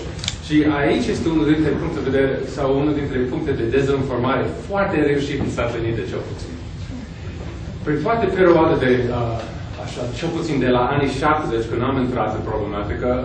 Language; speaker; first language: Romanian; non-native, fluent; English